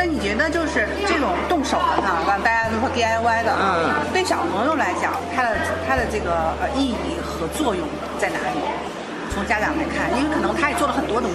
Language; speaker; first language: Chinese; native; Chinese